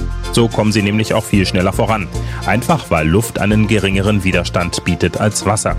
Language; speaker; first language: German; native; German